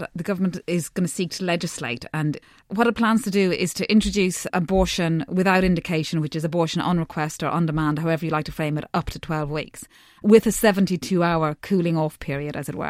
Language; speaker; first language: English; native; English